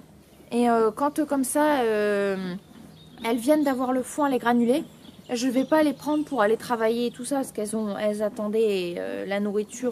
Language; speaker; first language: French; native; French